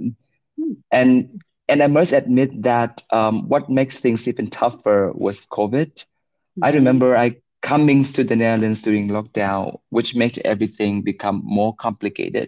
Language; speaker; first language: English; non-native, fluent; Vietnamese